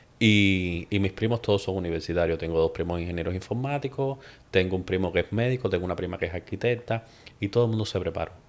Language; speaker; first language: Spanish; native; Spanish